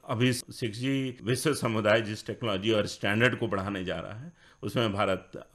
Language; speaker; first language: Hindi; native; Hindi